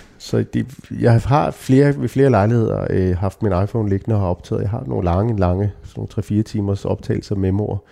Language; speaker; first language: Danish; native; Danish